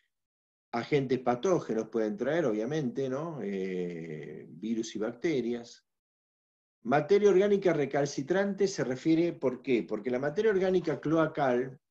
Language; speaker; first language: Spanish; native; Spanish